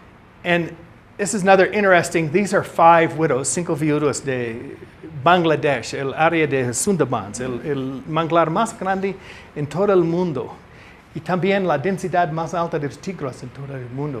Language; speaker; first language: Spanish; non-native, learner; English